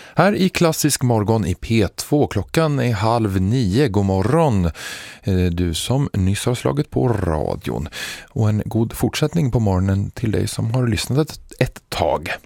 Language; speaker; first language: Swedish; native; Swedish